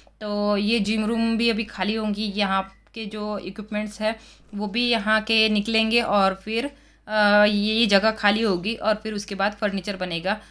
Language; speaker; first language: Hindi; non-native, local second language; Marathi